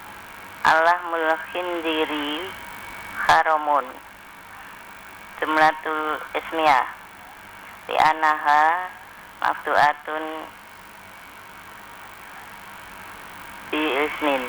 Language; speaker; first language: Arabic; non-native, learner; Indonesian